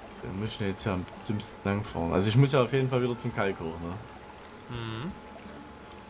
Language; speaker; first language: German; native; German